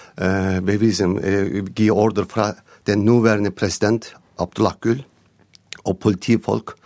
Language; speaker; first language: Norwegian; non-native, learner; Turkish